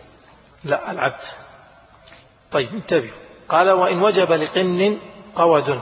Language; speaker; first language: Arabic; native; Arabic